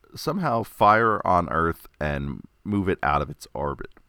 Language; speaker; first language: English; native; English